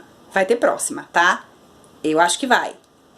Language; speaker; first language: Portuguese; native; Portuguese